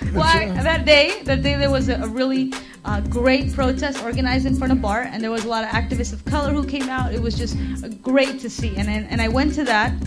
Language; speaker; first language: English; early bilingual, other home language; Spanish